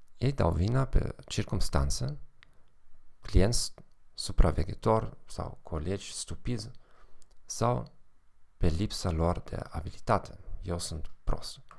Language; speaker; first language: Romanian; non-native, fluent; German